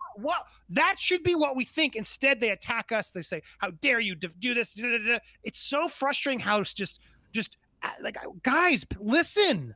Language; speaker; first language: English; native; English